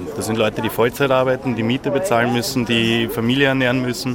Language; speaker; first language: German; native; German